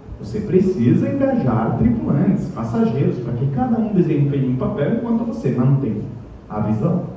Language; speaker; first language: Portuguese; non-native, fluent; Italian